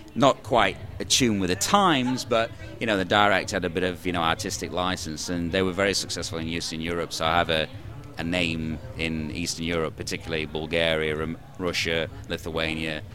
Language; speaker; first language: English; native; English